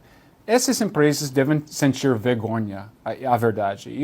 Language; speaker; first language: Portuguese; non-native, learner; English